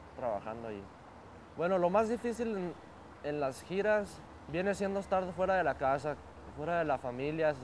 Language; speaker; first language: Spanish; early bilingual, heritage; Spanish